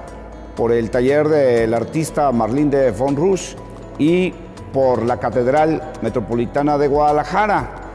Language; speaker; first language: Spanish; native; Spanish